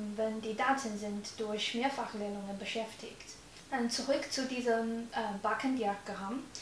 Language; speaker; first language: German; non-native, learner; Chinese